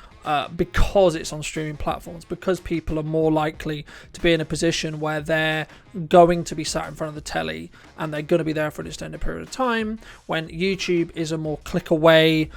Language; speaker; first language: English; native; English